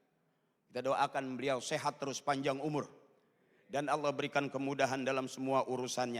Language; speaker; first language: Malay; native; Malay